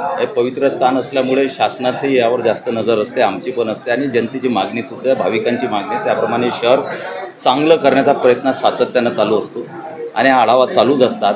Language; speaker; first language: Marathi; native; Marathi